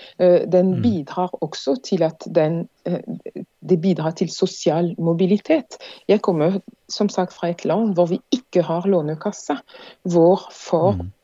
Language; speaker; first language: Norwegian; non-native, fluent; French